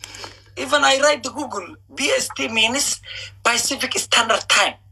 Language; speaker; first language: English; non-native, learner; Somali